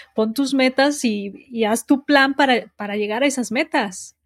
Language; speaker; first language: Spanish; native; Spanish